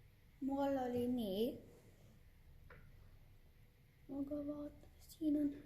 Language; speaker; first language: Estonian; early bilingual, heritage; Estonian